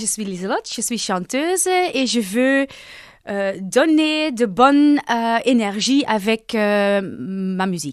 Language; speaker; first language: French; non-native, local second language; Dutch